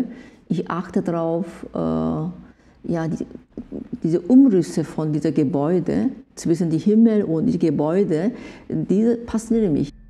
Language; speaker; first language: German; non-native, fluent; Korean